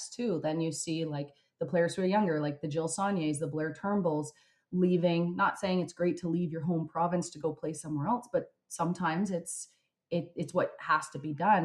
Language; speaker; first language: English; native; English